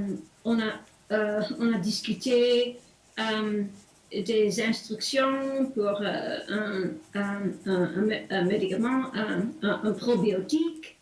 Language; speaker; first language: French; non-native, learner; English